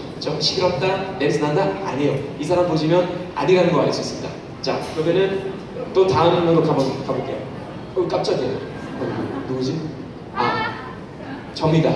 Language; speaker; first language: Korean; non-native, fluent; German